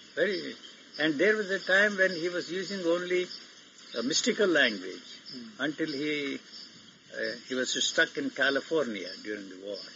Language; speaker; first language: English; non-native, local second language; Telugu